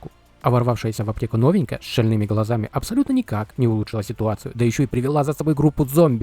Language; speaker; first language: Russian; native; Russian